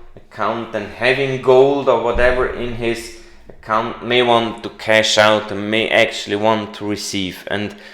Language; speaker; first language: English; non-native, fluent; German